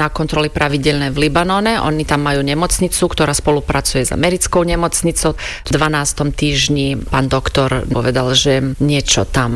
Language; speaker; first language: Slovak; non-native, fluent; Slovenian